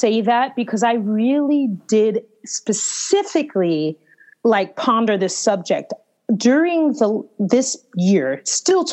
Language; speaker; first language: English; native; English